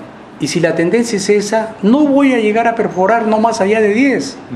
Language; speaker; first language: Spanish; native; Spanish